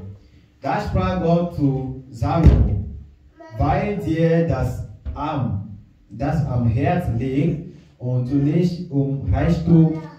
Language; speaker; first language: German; non-native, fluent; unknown